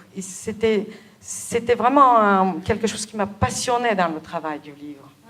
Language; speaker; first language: French; non-native, fluent; Bulgarian